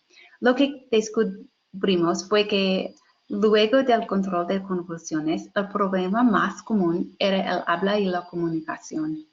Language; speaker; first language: Spanish; non-native, fluent; English